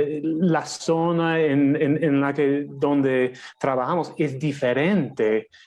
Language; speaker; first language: Spanish; non-native, fluent; English